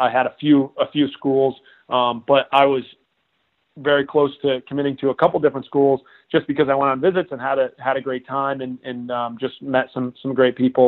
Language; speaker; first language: English; native; English